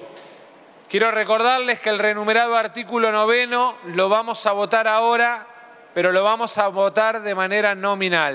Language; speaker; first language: Spanish; native; Spanish